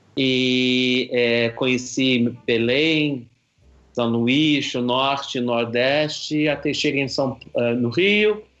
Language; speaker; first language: Portuguese; non-native, fluent; English